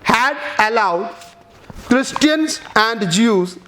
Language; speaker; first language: English; non-native, local second language; Malayalam